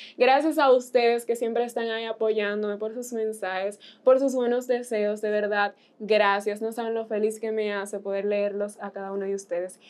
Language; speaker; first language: Spanish; native; Spanish